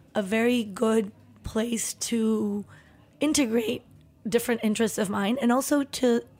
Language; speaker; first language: English; early bilingual, other home language; Spanish